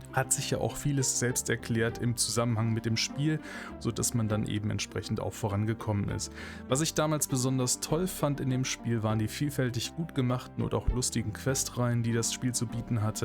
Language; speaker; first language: German; native; German